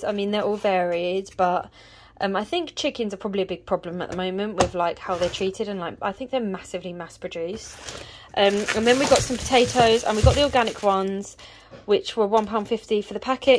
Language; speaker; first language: English; native; English